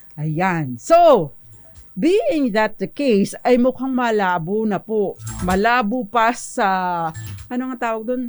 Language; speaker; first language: Filipino; native; Filipino